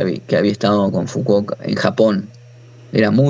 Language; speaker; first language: Spanish; native; Spanish